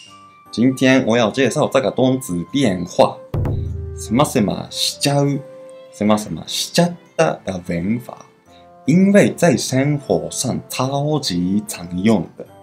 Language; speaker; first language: Chinese; non-native, fluent; Japanese